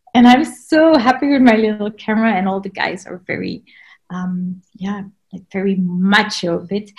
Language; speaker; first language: English; non-native, fluent; Dutch